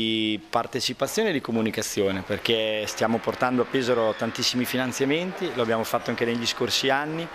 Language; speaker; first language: Italian; native; Italian